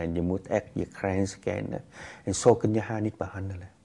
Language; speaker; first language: Dutch; non-native, fluent; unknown